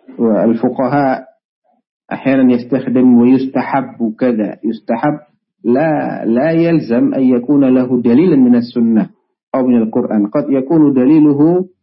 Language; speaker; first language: Arabic; non-native, fluent; Indonesian